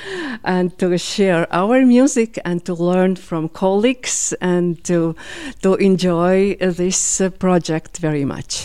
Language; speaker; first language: English; non-native, fluent; Latvian